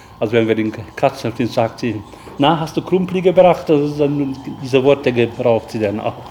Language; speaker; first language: German; native; German